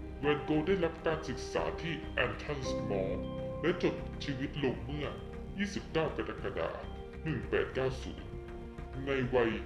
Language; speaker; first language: Thai; native; Thai